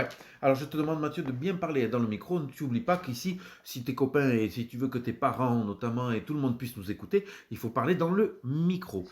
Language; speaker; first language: French; native; French